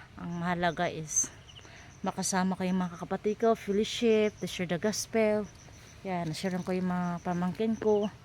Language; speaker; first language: Filipino; non-native, local second language; Cebuano